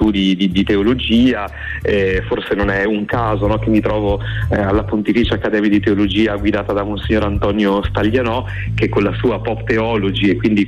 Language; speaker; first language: Italian; native; Italian